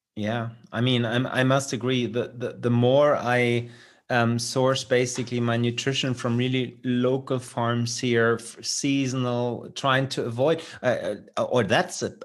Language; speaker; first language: English; non-native, fluent; German